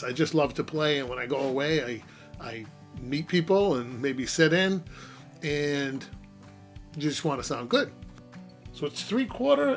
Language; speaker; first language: English; native; English